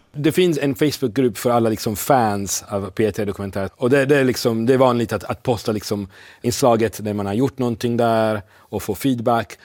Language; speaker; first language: Swedish; non-native, fluent; Italian